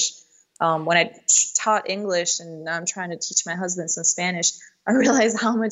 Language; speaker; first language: English; early bilingual, other home language; Spanish